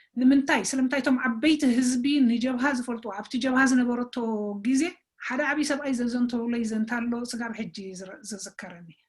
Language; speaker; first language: Tigrinya; native; Tigrinya